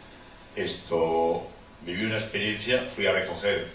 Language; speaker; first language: Spanish; non-native, local second language; Basque